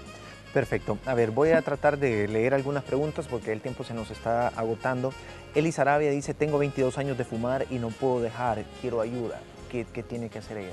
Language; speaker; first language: Spanish; native; Spanish